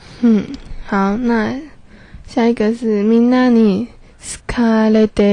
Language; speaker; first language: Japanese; non-native, learner; Chinese